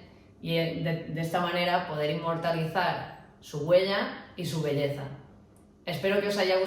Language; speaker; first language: Spanish; native; Spanish